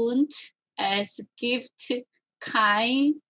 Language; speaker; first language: German; non-native, learner; Korean